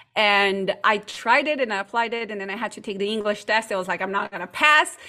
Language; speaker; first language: English; non-native, fluent; Portuguese